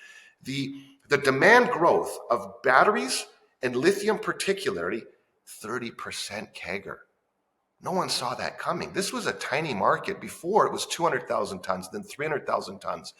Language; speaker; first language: English; native; English